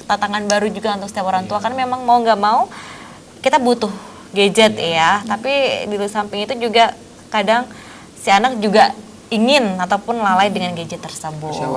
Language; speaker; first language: Indonesian; native; Indonesian